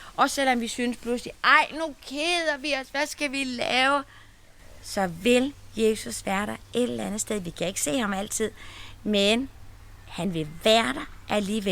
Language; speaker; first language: Danish; native; Danish